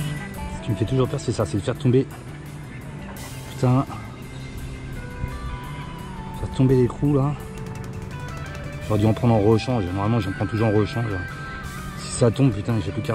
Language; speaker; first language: French; native; French